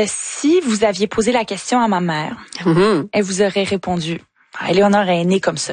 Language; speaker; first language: French; native; French